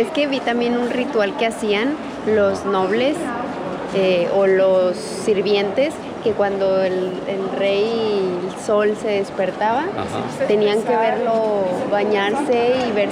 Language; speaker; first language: Spanish; native; Spanish